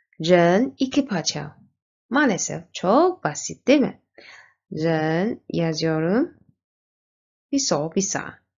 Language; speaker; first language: Turkish; non-native, learner; Chinese